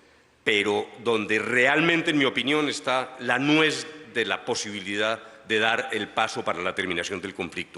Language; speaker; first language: Spanish; native; Spanish